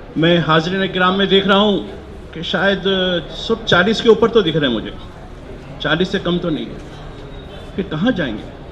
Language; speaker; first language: Urdu; native; Urdu